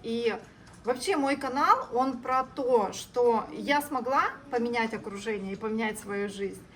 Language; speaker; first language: Russian; native; Russian